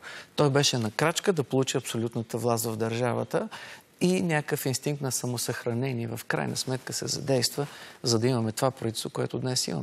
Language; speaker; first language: Bulgarian; native; Bulgarian